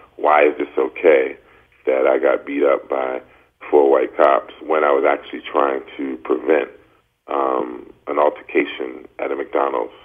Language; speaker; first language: English; native; English